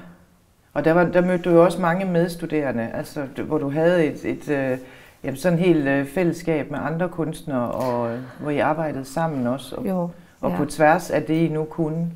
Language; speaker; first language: Danish; native; Danish